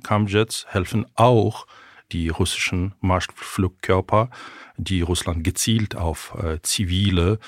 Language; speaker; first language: German; non-native, fluent; Ukrainian